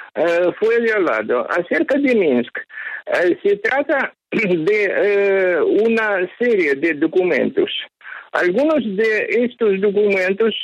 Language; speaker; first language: Spanish; non-native, fluent; Ukrainian